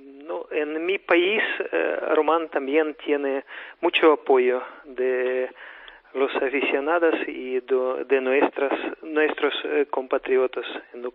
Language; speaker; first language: Spanish; non-native, fluent; Ukrainian